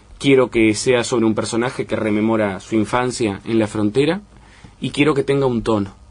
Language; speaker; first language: Spanish; native; Spanish